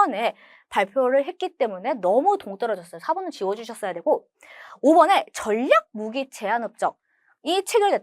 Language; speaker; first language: Korean; native; Korean